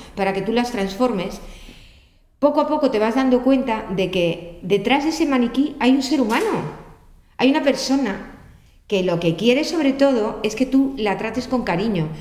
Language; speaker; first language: Spanish; native; Spanish